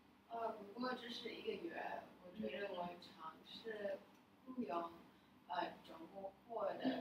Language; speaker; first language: Chinese; non-native, learner; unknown